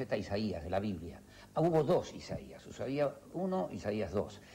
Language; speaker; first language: Spanish; early bilingual, other home language; Yiddish